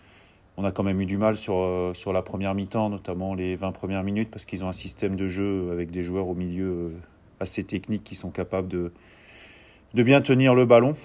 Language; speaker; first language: French; native; French